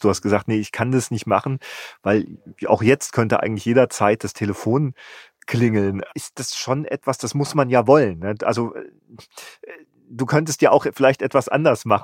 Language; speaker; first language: German; native; German